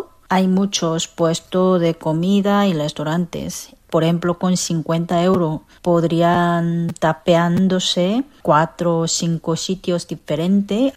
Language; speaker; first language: Spanish; non-native, fluent; Korean